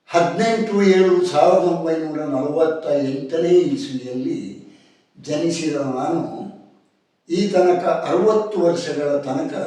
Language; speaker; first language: Kannada; non-native, local second language; Tulu